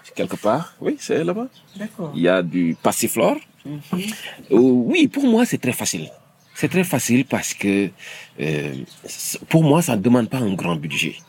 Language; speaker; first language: French; non-native, local second language; Wolof